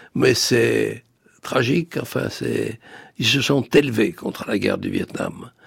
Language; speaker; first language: French; native; French